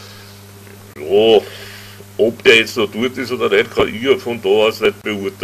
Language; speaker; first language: German; native; German